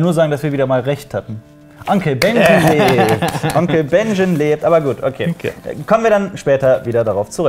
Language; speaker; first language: German; native; German